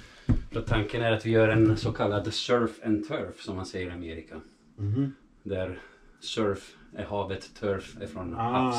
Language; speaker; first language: Swedish; non-native, fluent; Italian